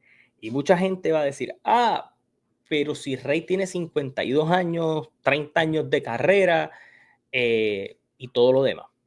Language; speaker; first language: Spanish; native; Spanish